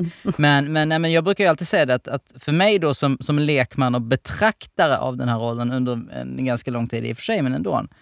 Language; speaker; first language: Swedish; native; Swedish